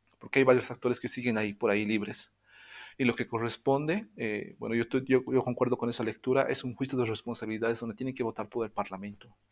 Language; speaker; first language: Spanish; native; Spanish